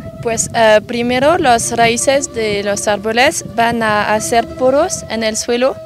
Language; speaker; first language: Spanish; non-native, learner; French